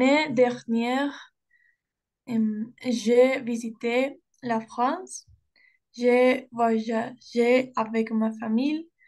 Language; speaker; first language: French; non-native, learner; Spanish